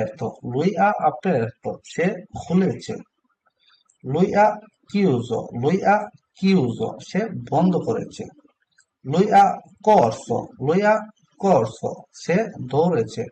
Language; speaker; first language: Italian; non-native, learner; Bangla